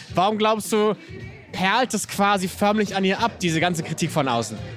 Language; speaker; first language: German; native; German